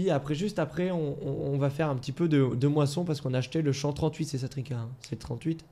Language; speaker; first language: French; native; French